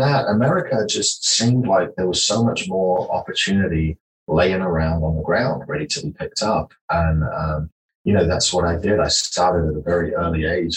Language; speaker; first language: English; native; English